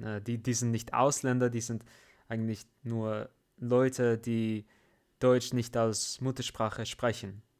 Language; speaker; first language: German; non-native, fluent; English